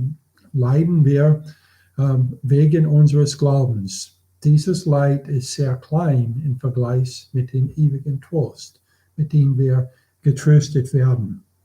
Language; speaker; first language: German; non-native, fluent; English